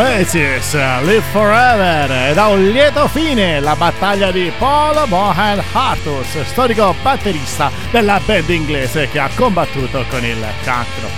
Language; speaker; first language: Italian; native; Italian